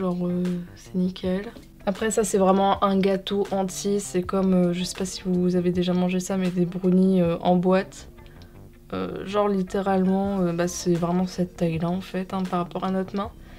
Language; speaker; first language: French; native; French